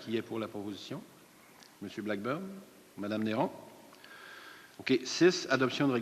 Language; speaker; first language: French; native; French